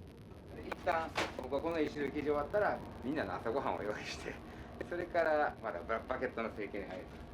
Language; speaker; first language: Japanese; native; Japanese